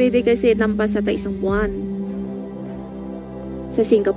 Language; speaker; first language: Filipino; non-native, learner; Chinese